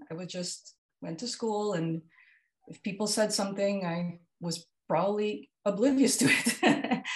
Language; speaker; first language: English; non-native, local second language; Filipino